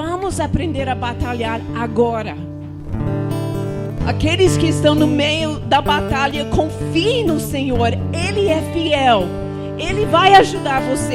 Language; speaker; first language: Portuguese; non-native, fluent; English